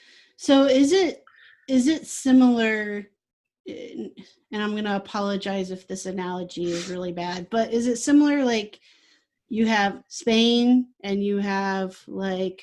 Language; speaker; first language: English; native; English